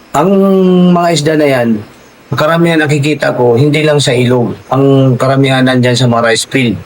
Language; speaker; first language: Filipino; non-native, local second language; Cebuano